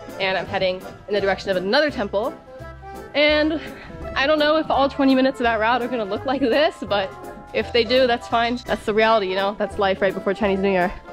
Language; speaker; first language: English; native; English